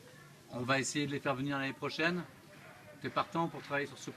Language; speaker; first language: French; native; French